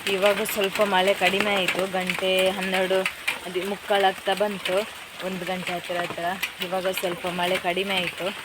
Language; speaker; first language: Kannada; native; Kannada